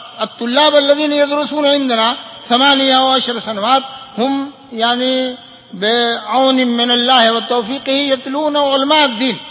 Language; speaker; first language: Arabic; non-native, fluent; Urdu